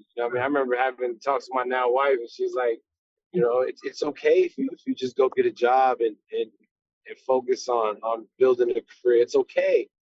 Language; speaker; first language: English; native; English